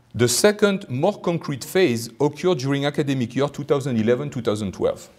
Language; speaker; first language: English; non-native, fluent; French